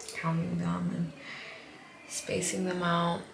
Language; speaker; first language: English; early bilingual, other home language; Spanish